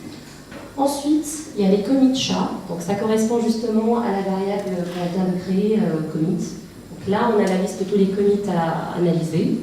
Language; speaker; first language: French; native; French